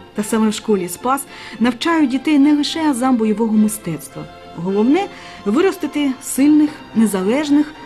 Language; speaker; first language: Ukrainian; native; Ukrainian